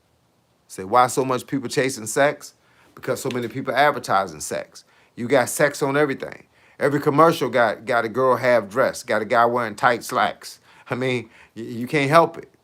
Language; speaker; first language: English; native; English